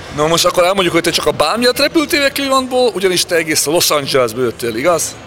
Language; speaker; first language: Hungarian; early bilingual, heritage; Hungarian